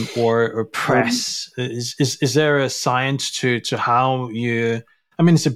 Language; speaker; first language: English; non-native, local second language; Yoruba